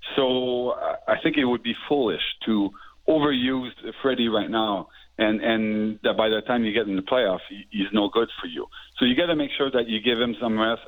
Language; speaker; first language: English; native; English